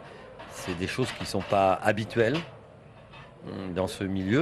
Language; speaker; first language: French; native; French